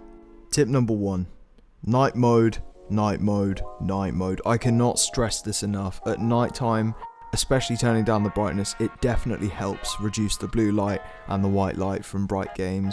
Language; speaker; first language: English; native; English